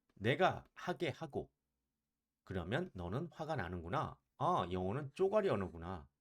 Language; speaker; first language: Korean; native; Korean